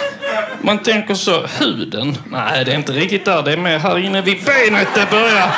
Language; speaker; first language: Swedish; native; Swedish